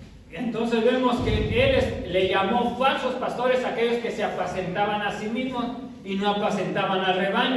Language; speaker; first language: Spanish; native; Spanish